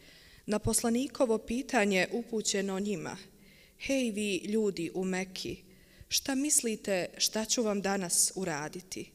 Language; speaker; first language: Bosnian; native; Bosnian